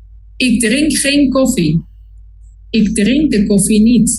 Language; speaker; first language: Dutch; non-native, learner; Spanish